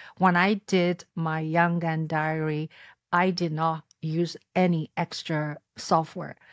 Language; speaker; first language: English; non-native, fluent; Chinese